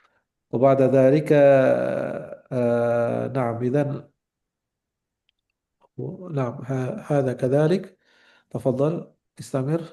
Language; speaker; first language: Arabic; non-native, learner; Indonesian